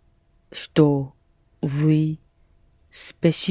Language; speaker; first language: Russian; non-native, learner; English